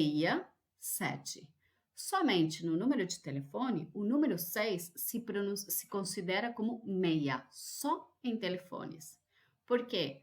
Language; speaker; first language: Portuguese; non-native, fluent; Spanish